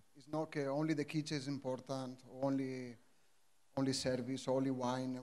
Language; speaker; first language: English; non-native, fluent; Italian